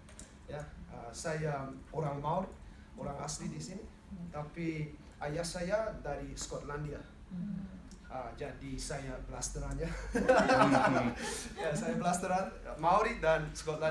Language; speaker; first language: Indonesian; non-native, learner; English